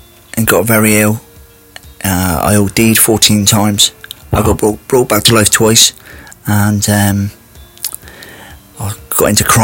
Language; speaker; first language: English; native; English